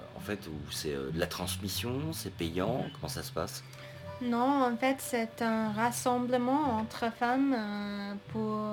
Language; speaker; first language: French; non-native, fluent; English